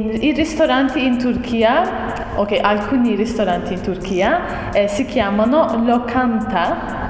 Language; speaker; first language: Italian; non-native, fluent; Turkish